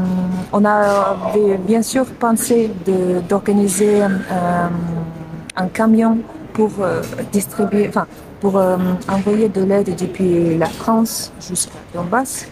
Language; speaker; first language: French; non-native, fluent; Russian